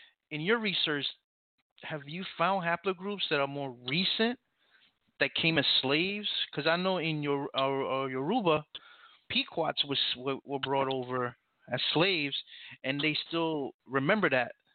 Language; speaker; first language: English; native; English